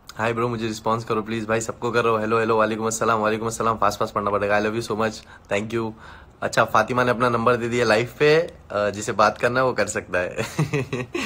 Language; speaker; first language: Hindi; native; Hindi